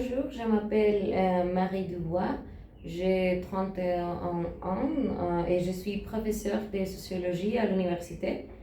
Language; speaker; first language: French; non-native, learner; Spanish